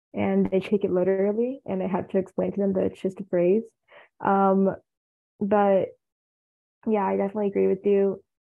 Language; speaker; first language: English; early bilingual, other home language; Tamil